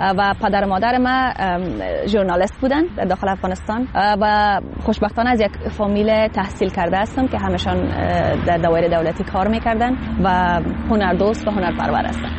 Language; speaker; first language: Persian; native; Persian